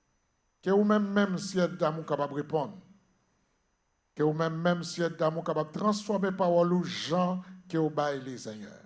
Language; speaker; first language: French; non-native, local second language; Haitian Creole